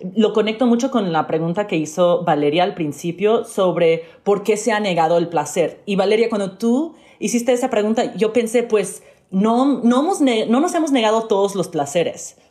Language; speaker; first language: Spanish; early bilingual, heritage; Spanish